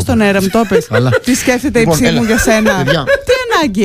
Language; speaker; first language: Greek; native; Greek